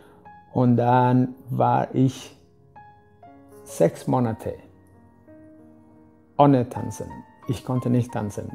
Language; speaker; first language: German; non-native, fluent; Spanish